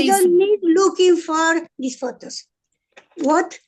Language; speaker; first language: English; non-native, learner; Spanish